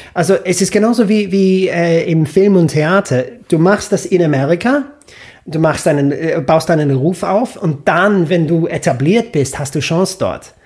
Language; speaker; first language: German; non-native, fluent; English